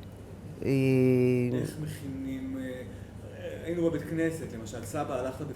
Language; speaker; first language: Hebrew; native; Hebrew